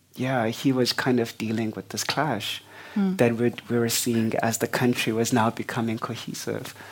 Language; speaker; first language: English; non-native, local second language; Xhosa